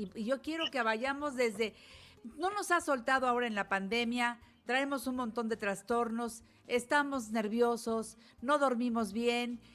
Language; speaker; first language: Spanish; native; Spanish